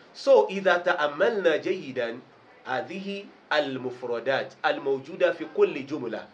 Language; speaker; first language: Arabic; non-native, fluent; Yoruba